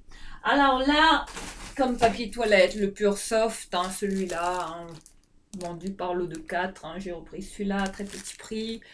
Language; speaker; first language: French; native; French